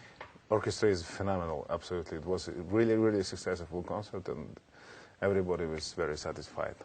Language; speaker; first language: English; non-native, learner; Russian